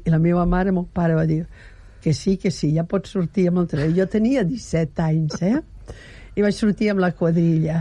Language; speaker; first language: Catalan; non-native, fluent; Swedish